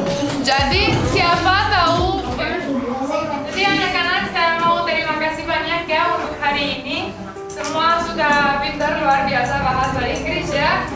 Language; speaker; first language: Indonesian; non-native, fluent; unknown